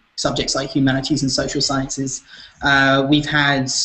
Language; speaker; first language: English; native; English